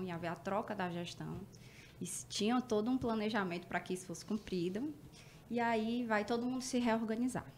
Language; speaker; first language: Portuguese; native; Portuguese